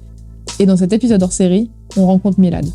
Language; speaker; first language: French; native; French